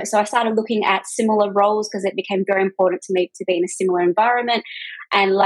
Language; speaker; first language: English; native; English